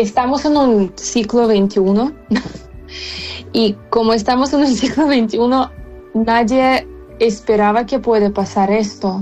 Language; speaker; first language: Spanish; non-native, fluent; Ukrainian